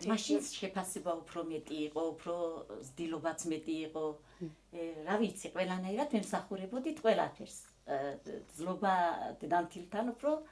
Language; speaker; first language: Georgian; native; Georgian